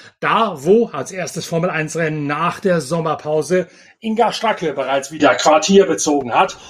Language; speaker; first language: German; native; German